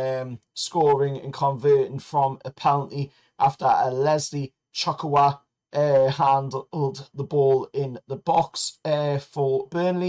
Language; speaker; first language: English; native; English